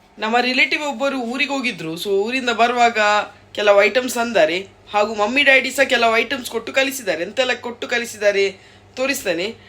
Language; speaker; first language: Kannada; non-native, local second language; Tulu